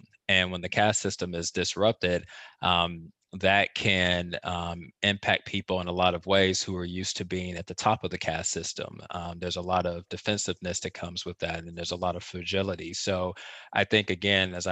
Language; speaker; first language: English; native; English